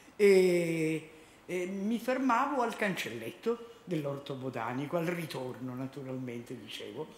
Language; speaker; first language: Italian; native; Italian